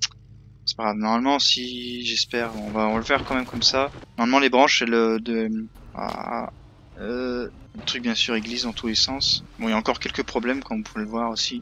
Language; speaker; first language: French; native; French